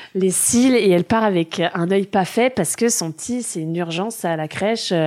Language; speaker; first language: French; early bilingual, other home language; German